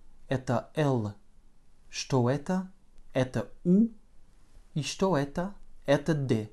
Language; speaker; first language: Russian; non-native, fluent; French